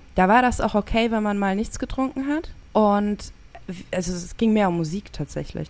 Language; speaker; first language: German; native; German